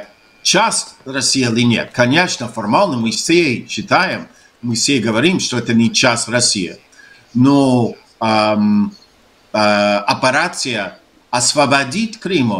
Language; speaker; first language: Russian; non-native, fluent; English